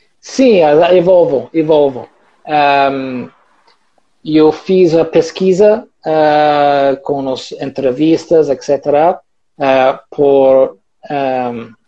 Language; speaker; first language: Portuguese; non-native, learner; English